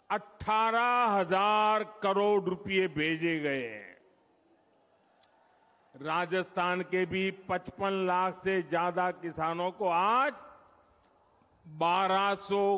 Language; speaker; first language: Hindi; non-native, local second language; Gujarati